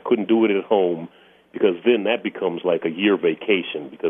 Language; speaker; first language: English; native; English